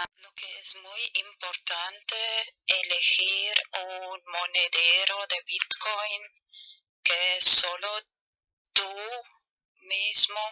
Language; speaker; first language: Spanish; non-native, fluent; German